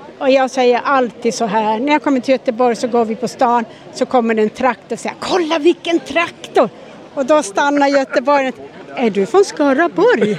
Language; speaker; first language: Swedish; native; Swedish